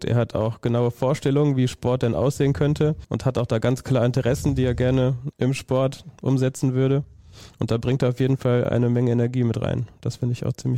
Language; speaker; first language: German; native; German